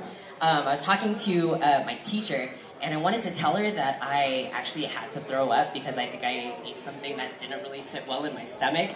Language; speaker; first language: English; early bilingual, other home language; Filipino